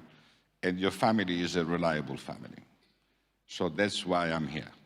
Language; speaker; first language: English; non-native, fluent; Italian